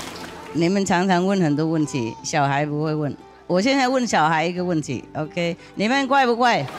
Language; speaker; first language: Chinese; non-native, fluent; Vietnamese